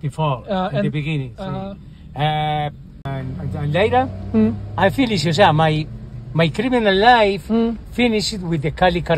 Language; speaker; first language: English; non-native, learner; Spanish